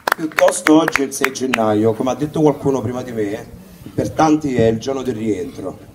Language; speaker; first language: Italian; native; Italian